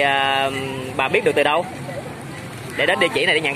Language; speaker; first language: Vietnamese; native; Vietnamese